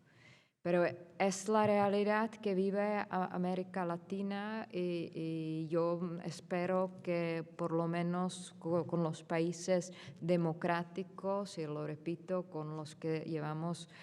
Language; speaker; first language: Spanish; non-native, fluent; Czech